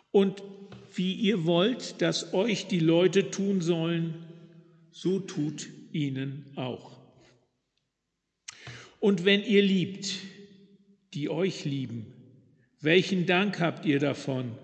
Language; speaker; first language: German; native; German